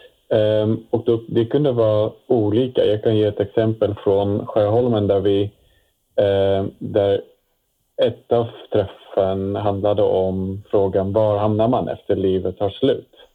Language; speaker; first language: Swedish; non-native, fluent; Dutch